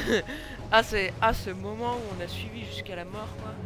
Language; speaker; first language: French; native; French